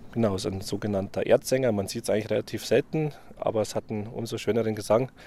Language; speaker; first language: German; native; German